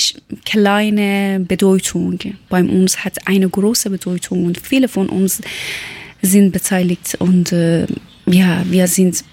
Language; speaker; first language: German; non-native, learner; Persian